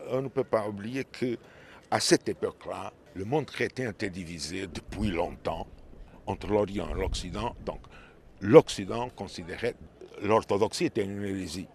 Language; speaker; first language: French; non-native, fluent; Portuguese